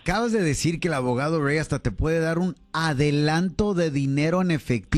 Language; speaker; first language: Spanish; native; Spanish